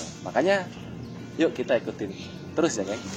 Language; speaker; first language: Indonesian; native; Indonesian